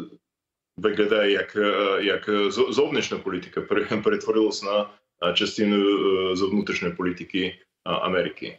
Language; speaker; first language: Ukrainian; non-native, fluent; English